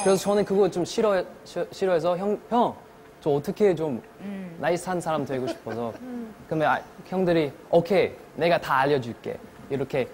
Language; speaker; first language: Korean; non-native, learner; English